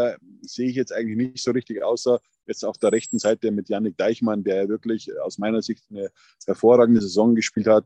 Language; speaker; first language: German; native; German